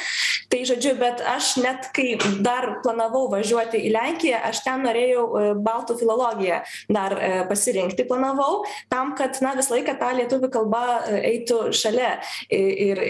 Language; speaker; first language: Lithuanian; non-native, local second language; Polish